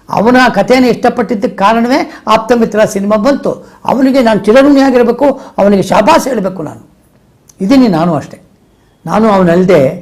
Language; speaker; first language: Kannada; native; Kannada